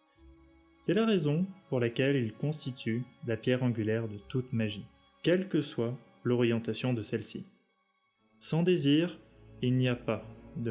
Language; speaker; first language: French; native; French